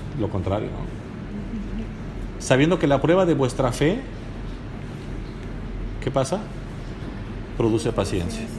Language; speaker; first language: Spanish; native; Spanish